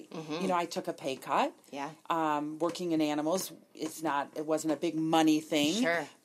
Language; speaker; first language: English; native; English